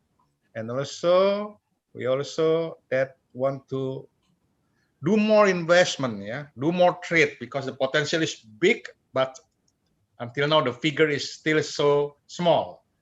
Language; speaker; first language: English; non-native, fluent; Indonesian